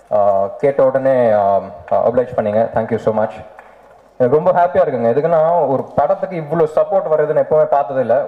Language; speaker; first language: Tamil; non-native, local second language; Telugu